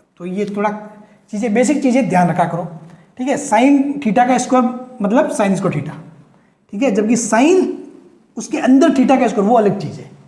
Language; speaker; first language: Hindi; native; Hindi